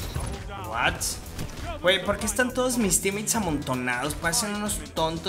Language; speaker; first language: Spanish; native; Spanish